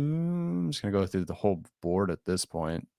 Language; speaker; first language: English; native; English